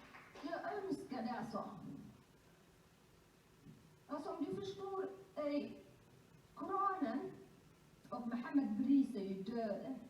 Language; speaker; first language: Swedish; non-native, fluent; Somali